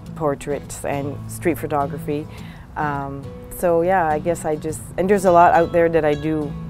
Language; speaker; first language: English; native; English